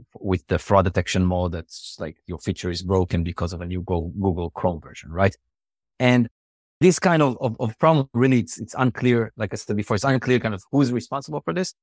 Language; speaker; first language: English; non-native, fluent; Hebrew